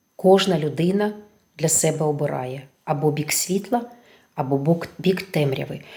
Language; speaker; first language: Ukrainian; non-native, local second language; Russian